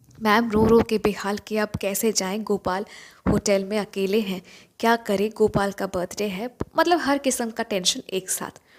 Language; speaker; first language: Hindi; non-native, local second language; Bangla